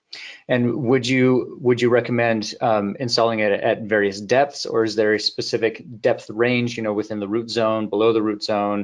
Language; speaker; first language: English; native; English